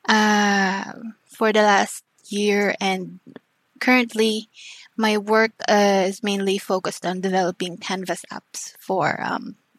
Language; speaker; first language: English; non-native, local second language; Filipino